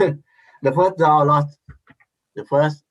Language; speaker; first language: English; non-native, learner; Thai